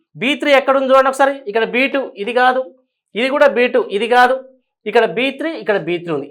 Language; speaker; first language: Telugu; native; Telugu